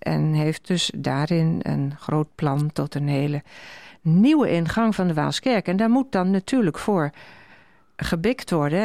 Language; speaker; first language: Dutch; native; Dutch